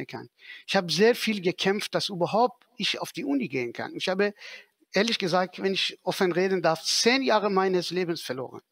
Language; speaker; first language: German; non-native, fluent; Persian